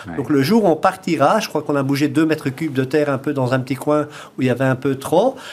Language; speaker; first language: French; native; French